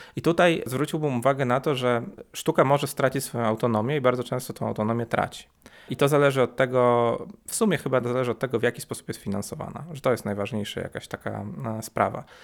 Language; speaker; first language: Polish; native; Polish